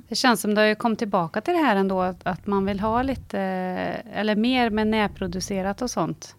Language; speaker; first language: Swedish; native; Swedish